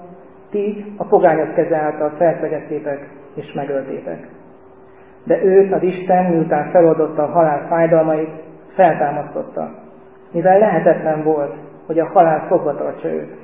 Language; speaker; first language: Hungarian; native; Hungarian